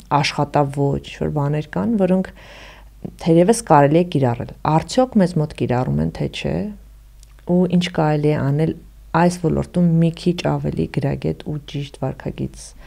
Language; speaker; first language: Armenian; native; Armenian